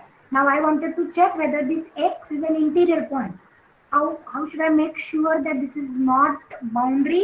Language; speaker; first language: English; non-native, local second language; Marathi